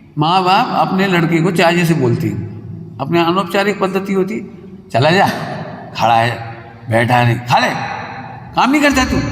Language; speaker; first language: Hindi; native; Hindi